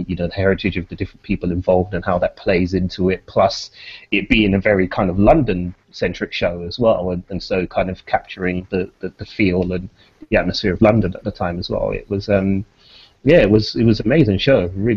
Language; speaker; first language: English; native; English